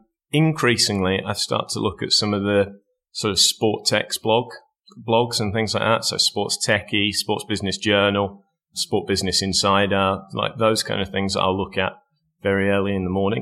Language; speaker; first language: English; native; English